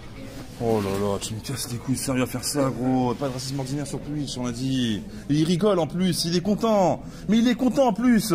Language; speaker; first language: French; native; French